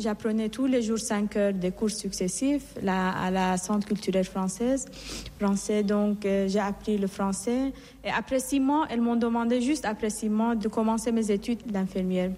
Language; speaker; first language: French; non-native, fluent; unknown